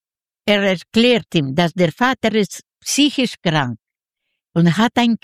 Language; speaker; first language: German; non-native, learner; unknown